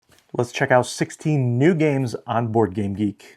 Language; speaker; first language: English; native; English